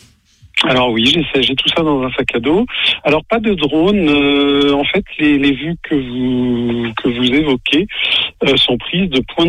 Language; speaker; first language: French; native; French